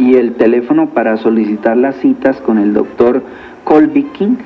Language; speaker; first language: Spanish; native; Spanish